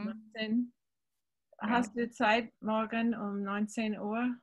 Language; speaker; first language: German; non-native, learner; English